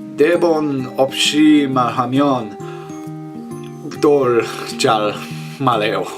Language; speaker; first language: Korean; non-native, learner; English